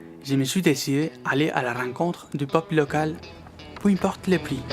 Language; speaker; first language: French; non-native, fluent; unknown